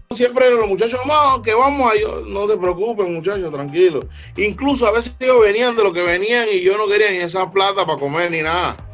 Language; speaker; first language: Spanish; native; Spanish